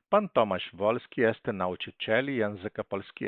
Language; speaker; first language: Polish; non-native, fluent; Portuguese